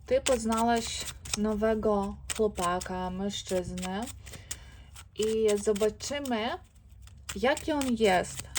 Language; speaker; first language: Polish; non-native, fluent; Ukrainian